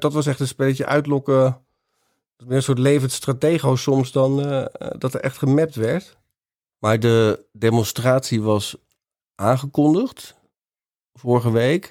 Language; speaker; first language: Dutch; native; Dutch